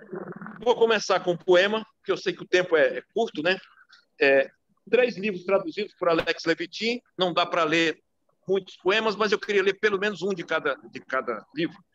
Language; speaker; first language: Portuguese; native; Portuguese